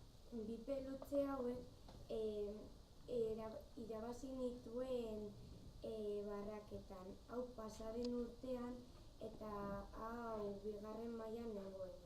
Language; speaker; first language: Basque; non-native, local second language; Spanish